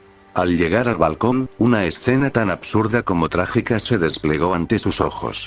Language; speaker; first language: Spanish; native; Spanish